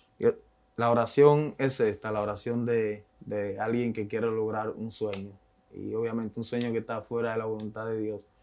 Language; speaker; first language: Spanish; native; Spanish